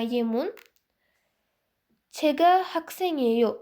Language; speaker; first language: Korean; non-native, fluent; Uzbek